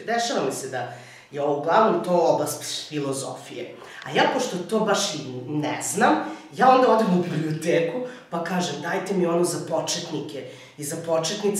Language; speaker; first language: Serbian; native; Serbian